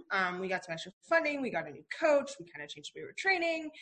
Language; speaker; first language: English; native; English